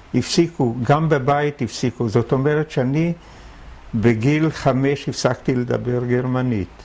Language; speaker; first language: Hebrew; early bilingual, other home language; German